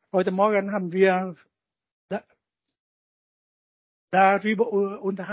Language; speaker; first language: German; non-native, learner; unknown